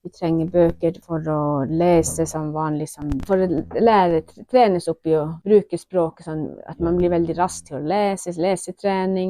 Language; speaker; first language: Norwegian; non-native, local second language; Northern Sami